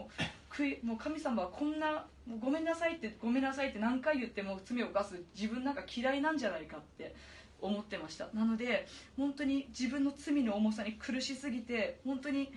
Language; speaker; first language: Japanese; native; Japanese